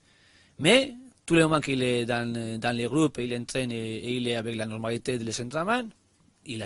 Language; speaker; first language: French; non-native, learner; Spanish